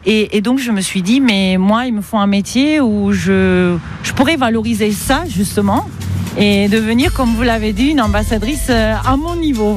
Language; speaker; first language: French; non-native, fluent; Spanish